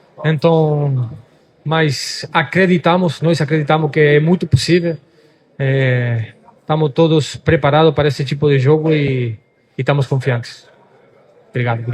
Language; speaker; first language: Portuguese; non-native, fluent; Spanish